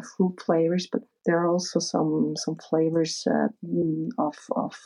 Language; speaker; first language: English; non-native, fluent; German